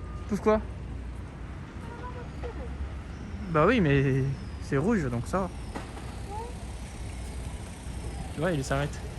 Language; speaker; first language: French; non-native, fluent; Japanese